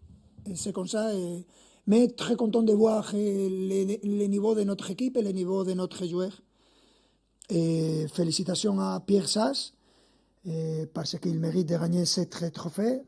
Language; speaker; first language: French; non-native, fluent; Spanish